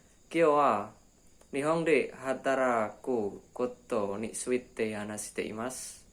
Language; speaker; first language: Japanese; non-native, learner; Indonesian